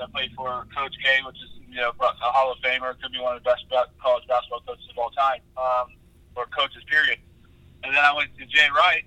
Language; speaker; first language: English; native; English